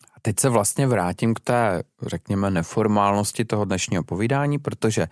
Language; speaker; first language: Czech; native; Czech